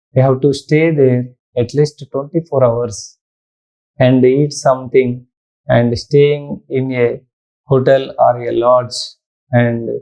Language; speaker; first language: English; non-native, local second language; Telugu